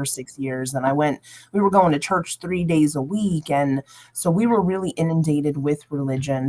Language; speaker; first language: English; native; English